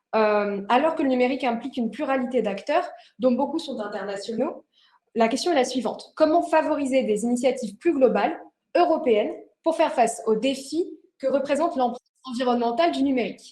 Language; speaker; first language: French; native; French